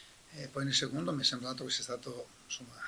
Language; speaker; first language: Italian; native; Italian